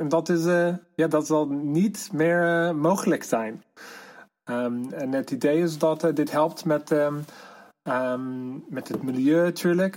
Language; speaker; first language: Dutch; non-native, fluent; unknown